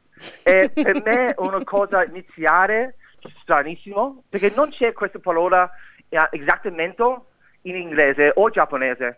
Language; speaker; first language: Italian; non-native, learner; English